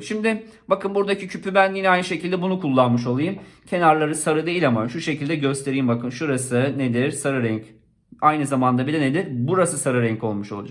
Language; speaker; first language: Turkish; native; Turkish